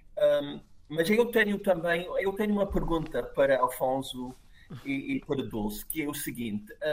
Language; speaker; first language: Portuguese; non-native, fluent; English